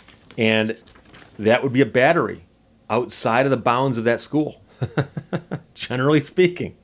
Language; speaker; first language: English; native; English